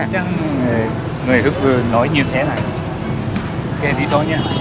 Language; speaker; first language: Vietnamese; non-native, learner; Japanese